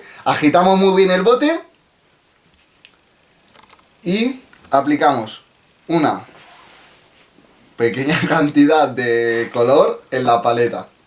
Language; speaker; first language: Spanish; native; Spanish